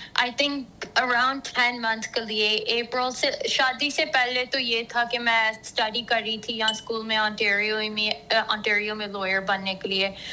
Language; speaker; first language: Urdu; early bilingual, heritage; Urdu